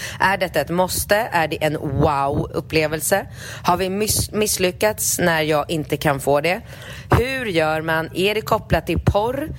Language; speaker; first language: Swedish; early bilingual, other home language; Polish